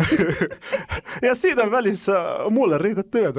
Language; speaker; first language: Finnish; non-native, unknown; Arabic